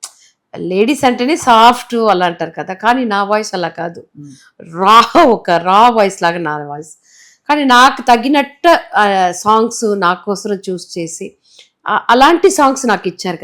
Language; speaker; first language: Telugu; non-native, local second language; Tamil